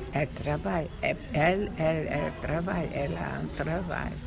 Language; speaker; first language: French; non-native, fluent; Hungarian